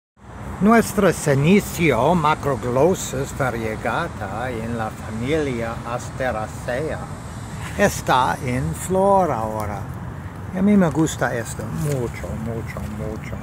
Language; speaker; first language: Spanish; non-native, learner; English